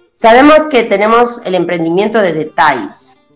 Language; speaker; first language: Spanish; native; Spanish